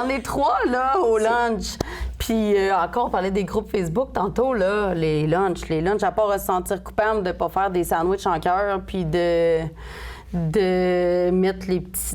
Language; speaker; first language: French; native; French